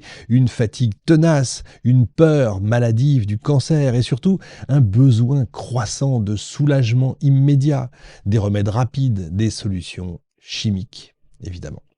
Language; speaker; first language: French; native; French